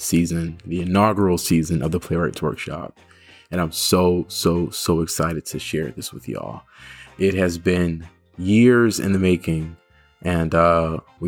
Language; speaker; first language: English; native; English